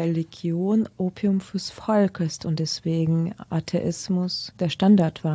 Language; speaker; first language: German; non-native, fluent; Russian